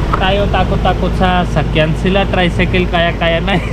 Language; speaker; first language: Filipino; non-native, learner; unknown